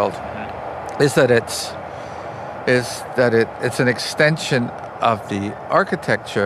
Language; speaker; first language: English; native; English